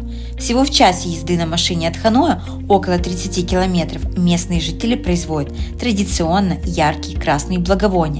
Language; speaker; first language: Russian; native; Russian